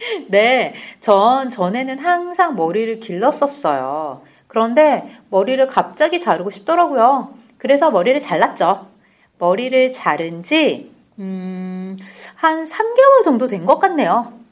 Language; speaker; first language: Korean; native; Korean